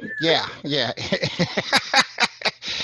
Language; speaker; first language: English; native; English